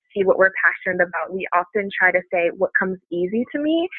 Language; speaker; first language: English; native; English